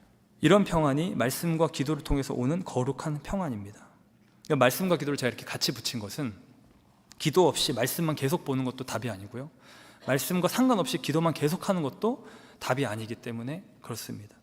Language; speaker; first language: Korean; native; Korean